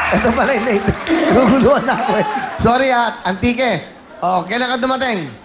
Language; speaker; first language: Filipino; native; Filipino